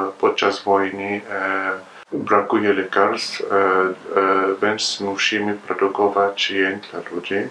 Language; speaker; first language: Polish; non-native, learner; Arabic